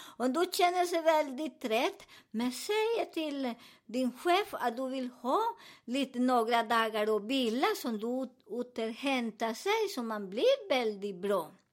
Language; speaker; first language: Swedish; non-native, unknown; Spanish